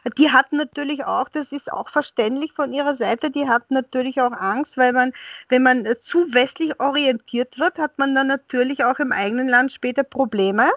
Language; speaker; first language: German; early bilingual, other home language; Bulgarian